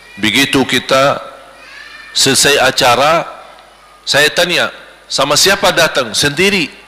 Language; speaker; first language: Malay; non-native, fluent; Arabic